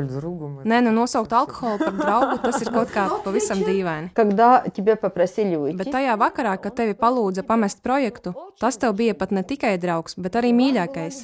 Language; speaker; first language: Latvian; native; Latvian